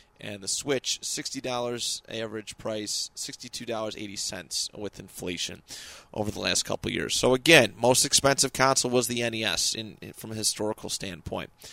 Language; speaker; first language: English; native; English